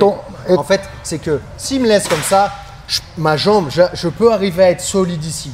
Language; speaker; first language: French; native; French